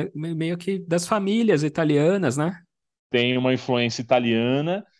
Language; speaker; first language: Portuguese; native; Portuguese